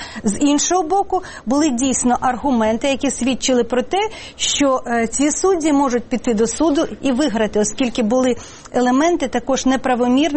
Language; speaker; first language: Ukrainian; native; Ukrainian